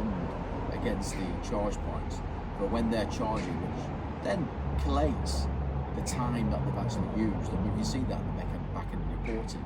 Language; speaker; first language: English; native; English